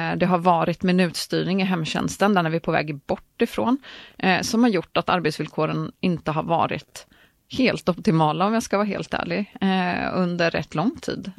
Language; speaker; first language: Swedish; native; Swedish